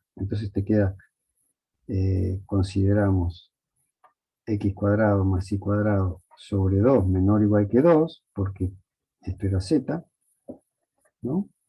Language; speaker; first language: Spanish; native; Spanish